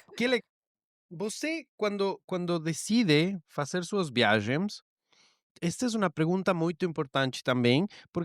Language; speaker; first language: Portuguese; non-native, learner; Spanish